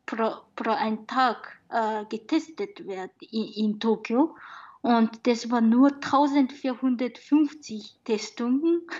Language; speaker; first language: German; non-native, learner; Japanese